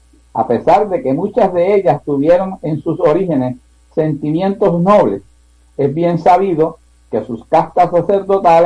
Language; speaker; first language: Spanish; native; Spanish